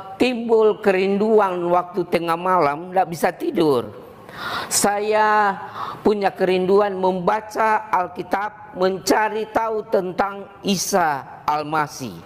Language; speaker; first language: Indonesian; native; Indonesian